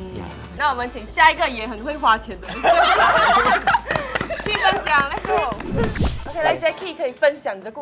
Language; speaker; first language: Chinese; native; Chinese